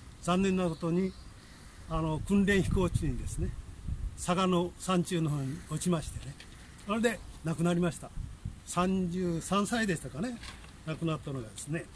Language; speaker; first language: Japanese; native; Japanese